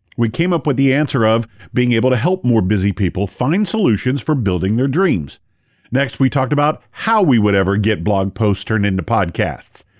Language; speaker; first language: English; native; English